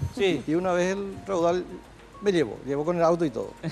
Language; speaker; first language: Spanish; native; Spanish